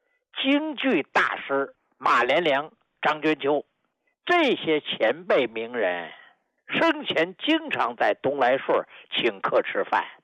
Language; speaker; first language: Chinese; native; Chinese